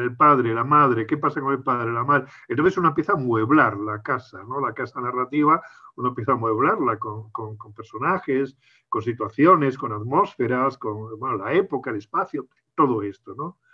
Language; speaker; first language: Spanish; native; Spanish